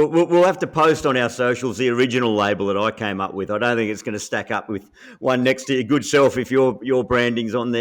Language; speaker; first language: English; native; English